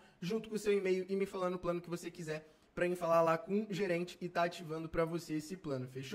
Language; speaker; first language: Portuguese; native; Portuguese